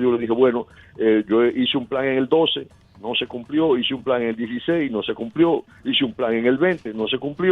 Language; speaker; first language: Spanish; native; Spanish